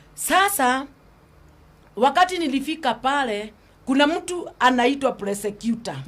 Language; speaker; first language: Swahili; non-native, local second language; Kikuyu